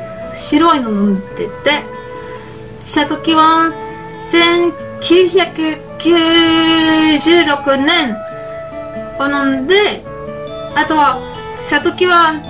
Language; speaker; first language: Japanese; non-native, learner; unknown